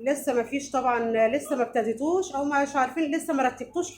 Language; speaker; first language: Arabic; native; Arabic